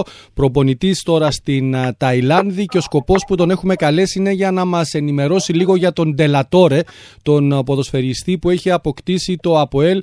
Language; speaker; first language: Greek; native; Greek